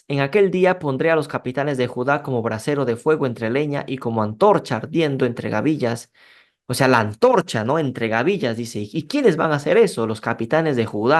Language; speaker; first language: Spanish; native; Spanish